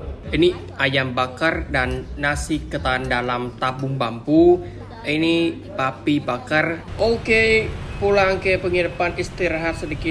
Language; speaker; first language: Indonesian; non-native, learner; Vietnamese